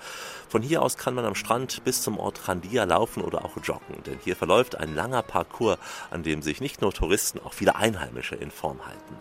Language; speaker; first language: German; native; German